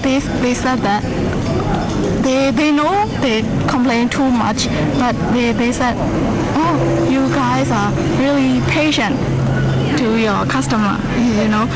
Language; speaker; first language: English; non-native, learner; Burmese